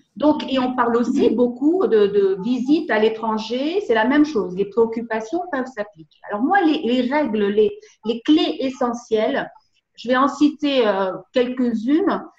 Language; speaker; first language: French; non-native, local second language; Arabic